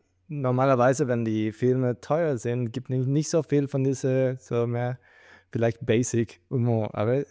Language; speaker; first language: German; non-native, fluent; Spanish